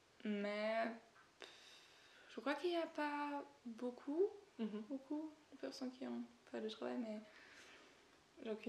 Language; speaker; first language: French; non-native, learner; German